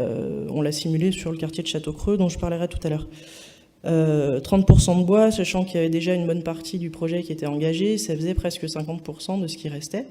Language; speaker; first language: French; native; French